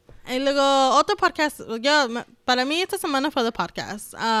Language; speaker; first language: Spanish; early bilingual, heritage; Spanish